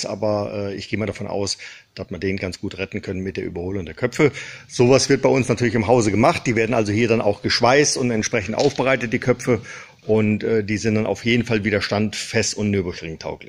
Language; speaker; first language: German; native; German